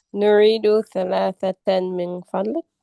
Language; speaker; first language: Arabic; non-native, learner; English